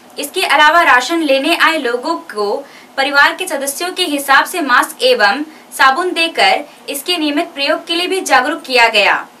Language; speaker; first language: Hindi; native; Hindi